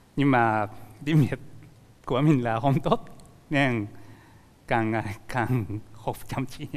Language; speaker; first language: Vietnamese; non-native, learner; Japanese